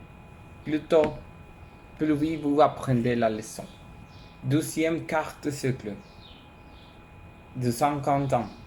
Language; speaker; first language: French; non-native, learner; Spanish